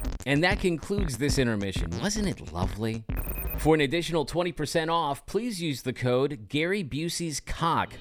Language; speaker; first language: English; native; English